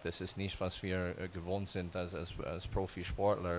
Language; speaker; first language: German; non-native, fluent; English